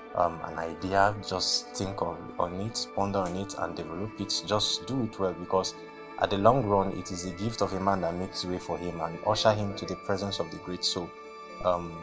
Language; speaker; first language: English; non-native, local second language; Igbo